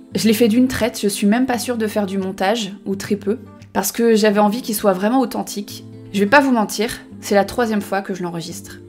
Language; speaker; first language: French; native; French